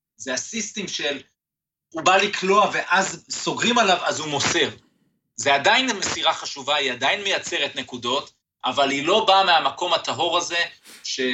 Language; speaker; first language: Hebrew; native; Hebrew